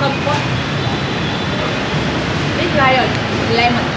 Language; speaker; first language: English; non-native, learner; Vietnamese